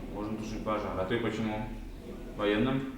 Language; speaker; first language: Russian; native; Russian